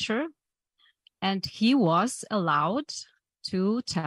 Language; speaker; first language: English; non-native, fluent; Polish